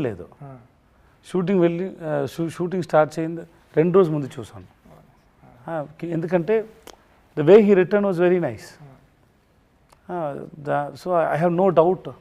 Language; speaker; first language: Telugu; non-native, learner; Tamil